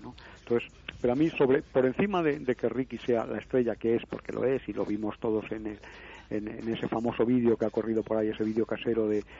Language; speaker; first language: Spanish; native; Spanish